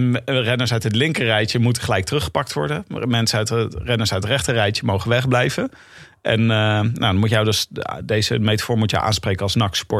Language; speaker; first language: Dutch; native; Dutch